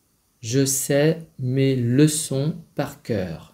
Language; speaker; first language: French; non-native, fluent; Vietnamese